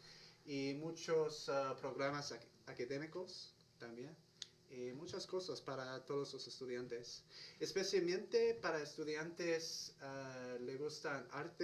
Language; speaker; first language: Spanish; non-native, learner; English